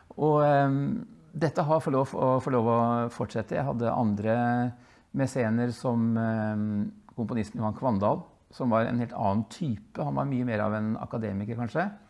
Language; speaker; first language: Norwegian; early bilingual, other home language; Dutch